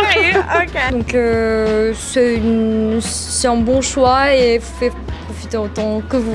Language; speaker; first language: French; non-native, fluent; Korean